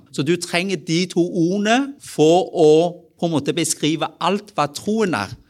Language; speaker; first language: Norwegian; non-native, fluent; Vietnamese